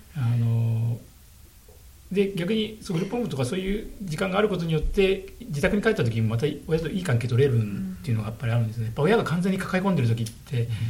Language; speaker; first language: Japanese; native; Japanese